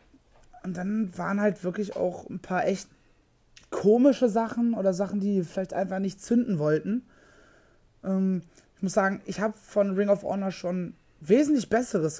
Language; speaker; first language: German; native; German